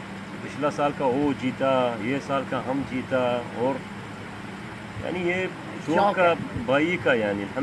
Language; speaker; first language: Hindi; non-native, learner; Arabic